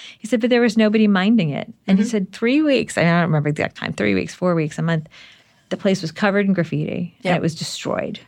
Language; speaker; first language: English; native; English